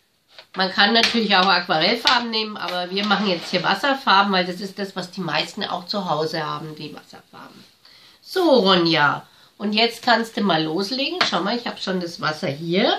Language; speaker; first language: German; native; German